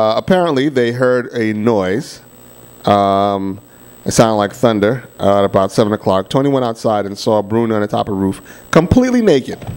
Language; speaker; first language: English; native; English